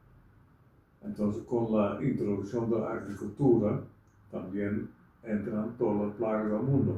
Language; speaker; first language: Spanish; non-native, fluent; Dutch